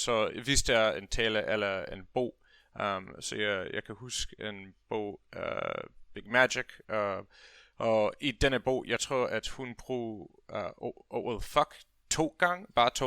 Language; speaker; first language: Danish; non-native, learner; English